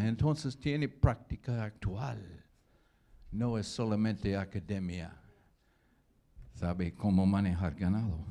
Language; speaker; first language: Spanish; non-native, learner; English